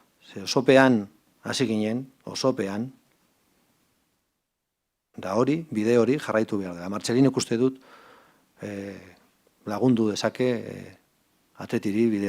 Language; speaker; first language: Basque; non-native, local second language; Spanish